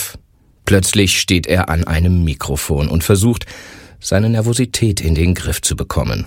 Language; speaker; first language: German; native; German